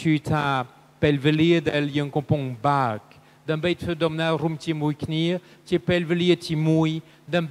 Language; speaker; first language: Khmer; non-native, fluent; French